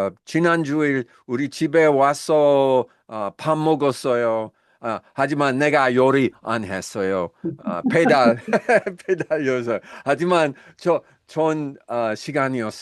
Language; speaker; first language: Korean; non-native, learner; English